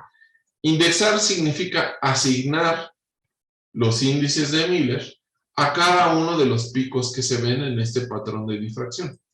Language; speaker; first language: Spanish; native; Spanish